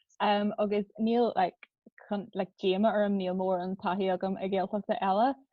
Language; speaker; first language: Irish; non-native, local second language; English